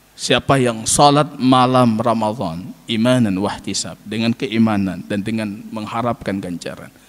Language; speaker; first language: Malay; non-native, local second language; Achinese